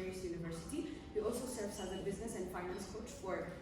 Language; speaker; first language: English; non-native, local second language; Amharic